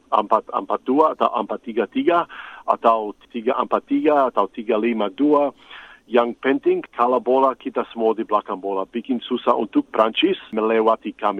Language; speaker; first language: Indonesian; non-native, fluent; English